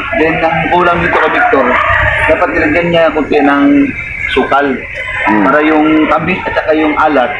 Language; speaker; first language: Filipino; non-native, local second language; Cebuano